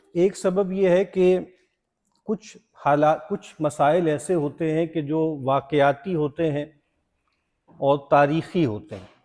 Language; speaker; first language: Urdu; non-native, local second language; Punjabi